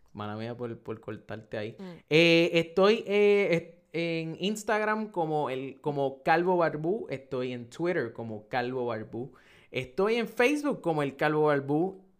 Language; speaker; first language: Spanish; native; Spanish